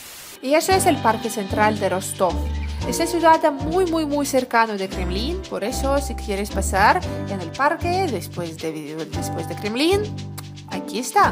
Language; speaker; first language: Spanish; non-native, learner; Russian